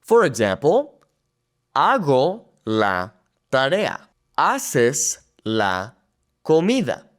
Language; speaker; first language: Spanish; non-native, fluent; English